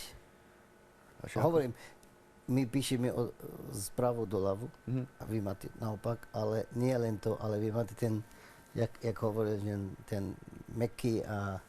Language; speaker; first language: Slovak; non-native, learner; Arabic